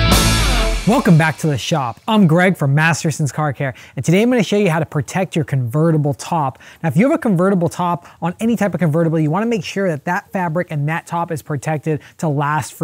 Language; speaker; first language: English; native; English